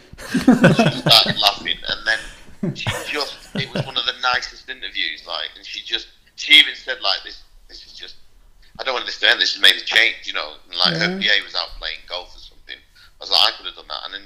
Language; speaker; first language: English; native; English